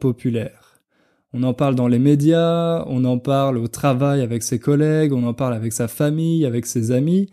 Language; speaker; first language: French; native; French